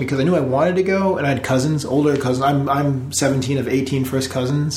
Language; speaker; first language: English; native; English